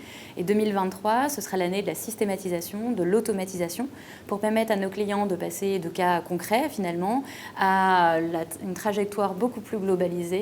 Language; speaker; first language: French; native; French